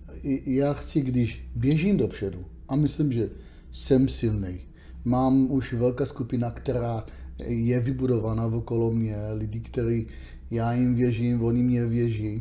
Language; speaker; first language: Czech; non-native, learner; Hebrew